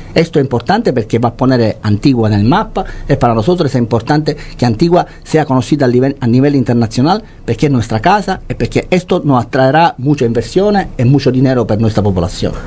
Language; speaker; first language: Spanish; non-native, fluent; Italian